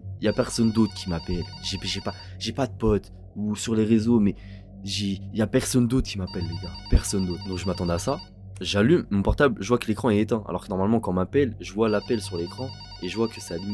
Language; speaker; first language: French; native; French